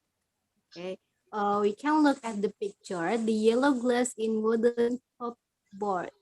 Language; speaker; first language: English; non-native, learner; Indonesian